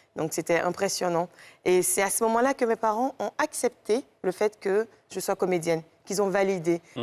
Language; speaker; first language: French; native; French